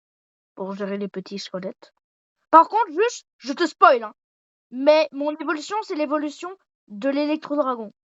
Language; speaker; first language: French; native; French